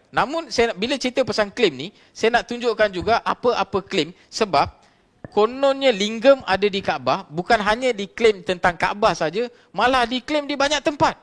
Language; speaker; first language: Malay; non-native, local second language; Tamil